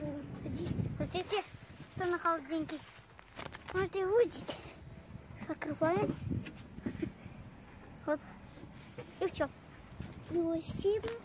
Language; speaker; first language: Russian; early bilingual, other home language; Tajik